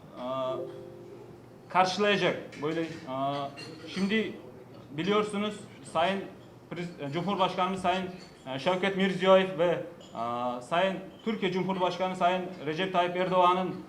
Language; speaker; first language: Turkish; non-native, learner; Uzbek